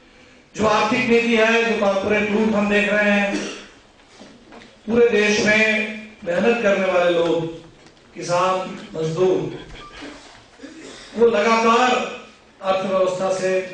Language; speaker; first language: Hindi; native; Hindi